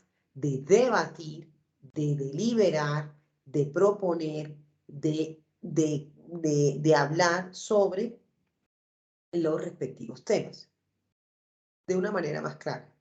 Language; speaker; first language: Spanish; native; Spanish